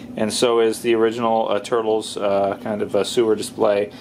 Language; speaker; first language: English; native; English